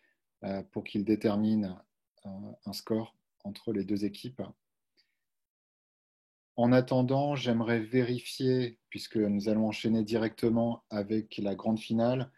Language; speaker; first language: French; native; French